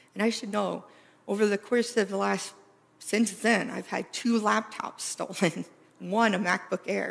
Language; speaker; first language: English; native; English